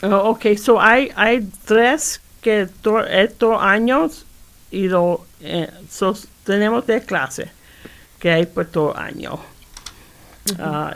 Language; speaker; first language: Spanish; early bilingual, heritage; Spanish